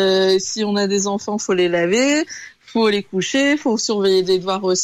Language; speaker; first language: French; native; French